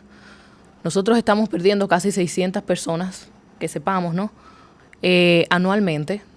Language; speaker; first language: Spanish; native; Spanish